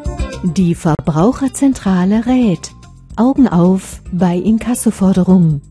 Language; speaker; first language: German; native; German